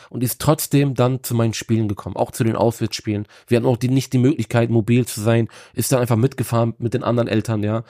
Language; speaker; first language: German; native; German